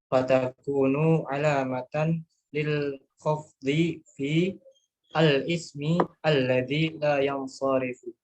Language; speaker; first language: Arabic; non-native, learner; Indonesian